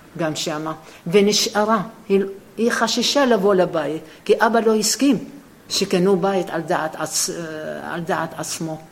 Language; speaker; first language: Hebrew; early bilingual, other home language; Arabic